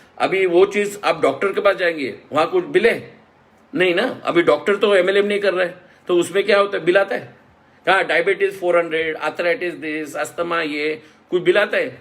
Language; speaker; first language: Hindi; non-native, local second language; Marathi